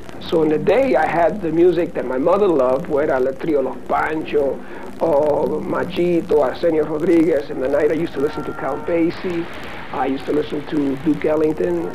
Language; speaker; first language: English; early bilingual, other home language; Spanish